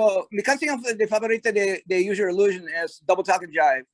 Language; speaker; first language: Spanish; non-native, learner; English